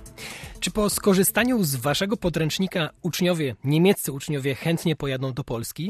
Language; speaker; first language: Polish; native; Polish